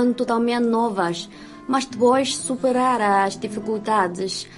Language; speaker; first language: Portuguese; non-native, fluent; Chinese